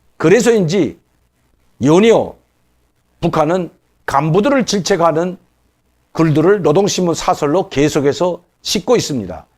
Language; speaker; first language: Korean; native; Korean